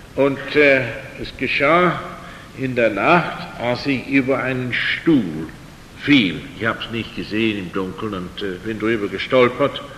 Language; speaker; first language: German; non-native, fluent; English